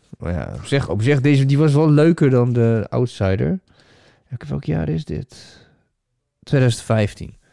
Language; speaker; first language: Dutch; native; Dutch